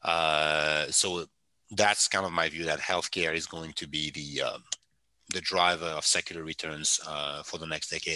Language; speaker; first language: English; non-native, fluent; French